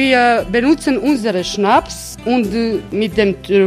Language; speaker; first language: German; non-native, learner; Croatian